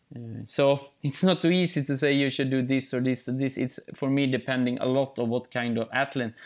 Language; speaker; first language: English; non-native, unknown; Swedish